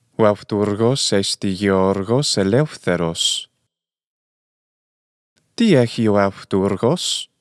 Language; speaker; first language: Greek; non-native, fluent; English